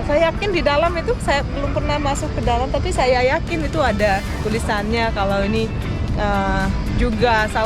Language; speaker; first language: Indonesian; non-native, fluent; Russian